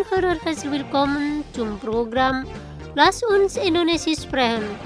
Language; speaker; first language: German; non-native, fluent; Indonesian